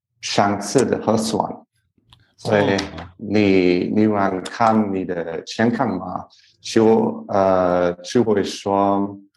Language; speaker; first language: Chinese; non-native, learner; English